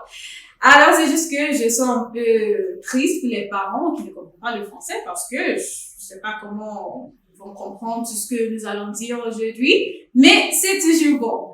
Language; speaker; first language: French; non-native, fluent; English